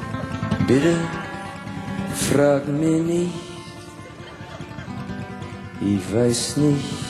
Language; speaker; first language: German; non-native, learner; English